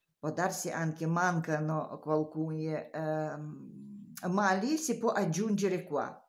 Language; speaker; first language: Italian; non-native, learner; Romanian